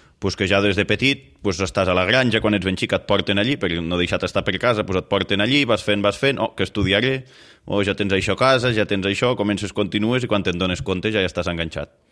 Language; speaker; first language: Catalan; native; Catalan